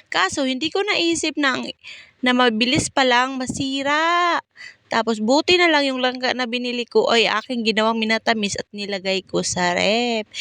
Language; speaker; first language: Filipino; non-native, local second language; Cebuano